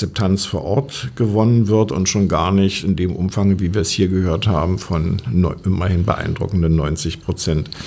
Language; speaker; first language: German; native; German